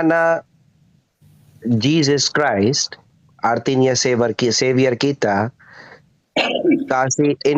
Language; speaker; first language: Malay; non-native, learner; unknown